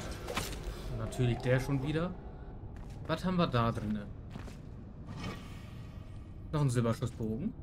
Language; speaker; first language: German; native; German